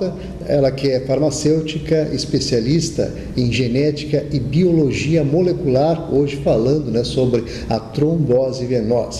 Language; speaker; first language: Portuguese; native; Portuguese